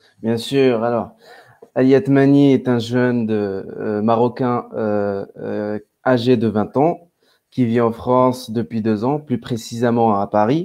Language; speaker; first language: French; non-native, local second language; Arabic